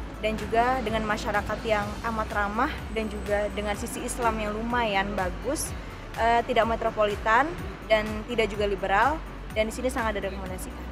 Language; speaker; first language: Indonesian; native; Indonesian